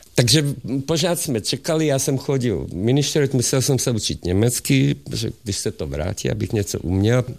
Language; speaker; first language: Czech; non-native, local second language; Hungarian